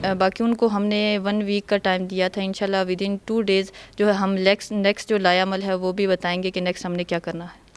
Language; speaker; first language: Urdu; non-native, local second language; Punjabi